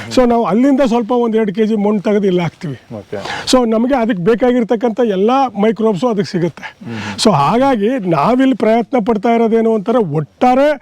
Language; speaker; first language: Kannada; native; Kannada